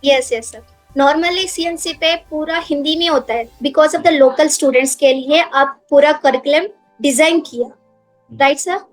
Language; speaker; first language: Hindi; non-native, local second language; Telugu